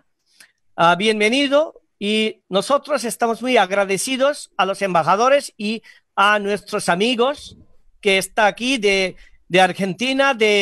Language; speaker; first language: Spanish; non-native, learner; Bangla